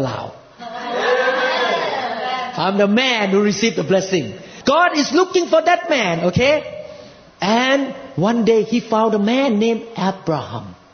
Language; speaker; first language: English; non-native, fluent; Thai